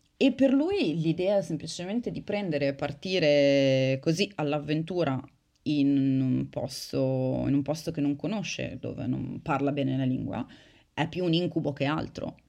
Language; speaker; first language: Italian; native; Italian